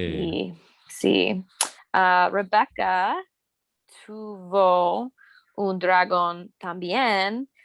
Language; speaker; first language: Spanish; non-native, learner; English